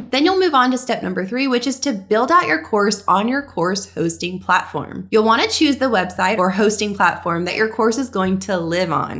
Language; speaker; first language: English; native; English